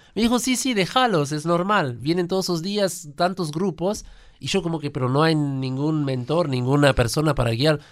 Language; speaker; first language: Spanish; non-native, fluent; German